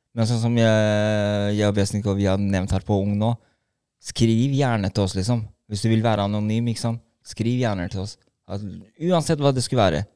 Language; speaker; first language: Norwegian; early bilingual, other home language; Albanian